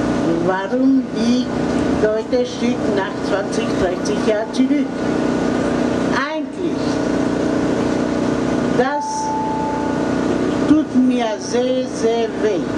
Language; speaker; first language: German; non-native, learner; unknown